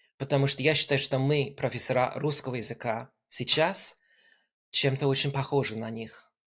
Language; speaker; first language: Russian; non-native, fluent; English